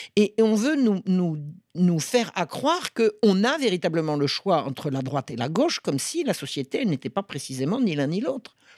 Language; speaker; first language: French; native; French